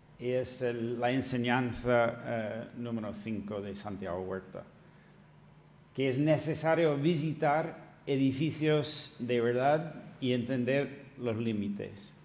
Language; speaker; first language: Spanish; non-native, fluent; English